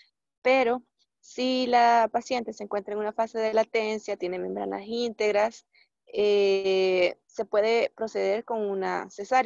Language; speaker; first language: Spanish; native; Spanish